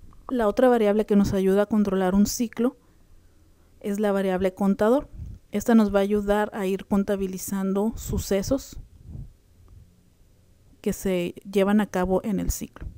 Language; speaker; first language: Spanish; native; Spanish